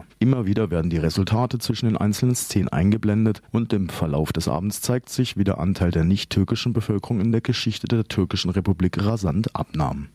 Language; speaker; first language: German; native; German